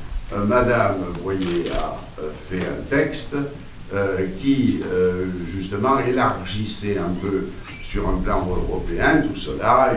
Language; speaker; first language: French; native; French